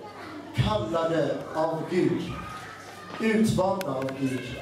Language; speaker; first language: Swedish; non-native, fluent; Amharic